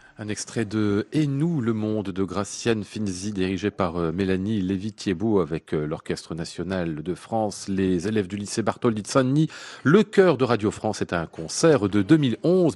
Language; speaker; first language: French; native; French